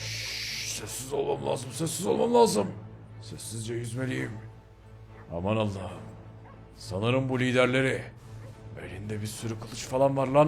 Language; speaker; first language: Turkish; native; Turkish